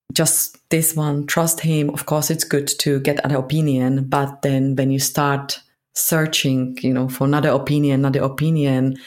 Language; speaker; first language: English; non-native, fluent; Czech